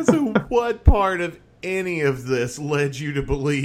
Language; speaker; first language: English; native; English